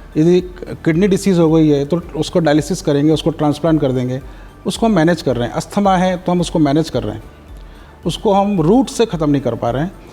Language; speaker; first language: Hindi; native; Hindi